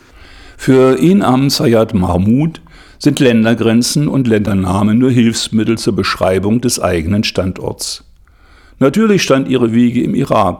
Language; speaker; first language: German; native; German